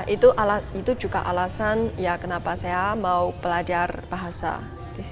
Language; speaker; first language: Indonesian; non-native, learner; Chinese